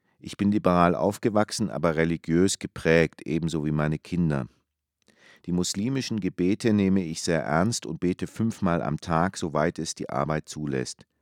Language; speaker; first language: German; early bilingual, other home language; Turkish